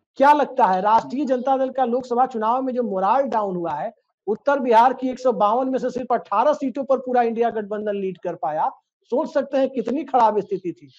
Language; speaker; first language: Hindi; native; Hindi